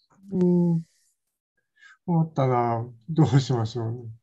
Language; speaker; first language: Japanese; native; Japanese